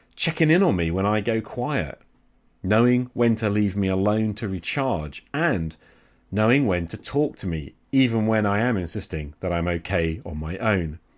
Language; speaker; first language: English; native; English